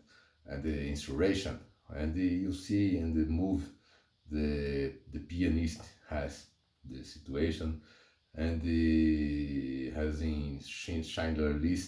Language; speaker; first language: English; non-native, learner; Portuguese